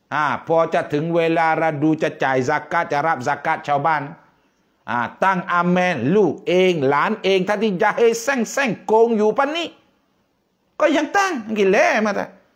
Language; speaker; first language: Thai; non-native, local second language; Pattani Malay